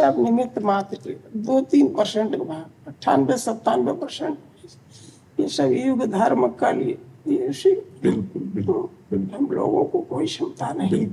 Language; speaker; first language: Hindi; native; Hindi